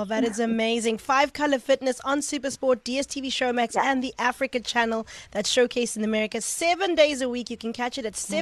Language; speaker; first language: English; native; English